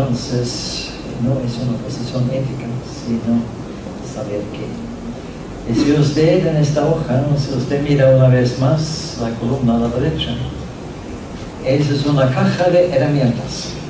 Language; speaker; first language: Spanish; non-native, fluent; Norwegian